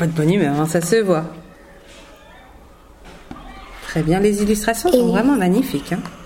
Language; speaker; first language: French; native; French